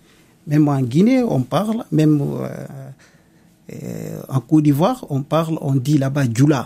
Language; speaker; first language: French; non-native, local second language; Bambara